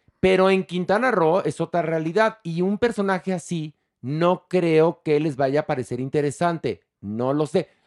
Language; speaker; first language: Spanish; native; Spanish